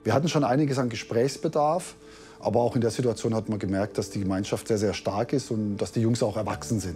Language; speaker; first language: German; native; German